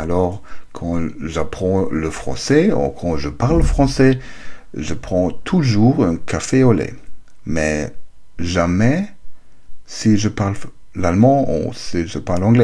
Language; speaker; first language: French; non-native, learner; German